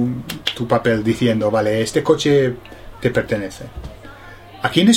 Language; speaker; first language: Spanish; non-native, fluent; English